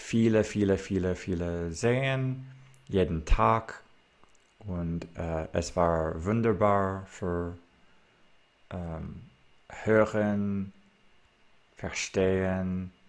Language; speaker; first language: German; non-native, learner; English